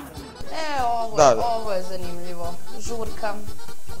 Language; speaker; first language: Serbian; native; Serbian